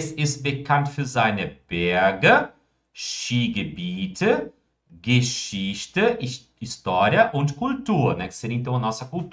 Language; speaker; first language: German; non-native, fluent; Portuguese